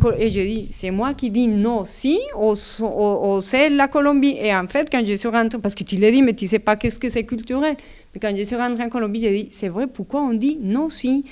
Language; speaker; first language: French; non-native, fluent; Spanish